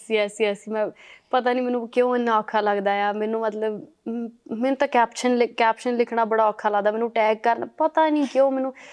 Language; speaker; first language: Punjabi; early bilingual, heritage; Punjabi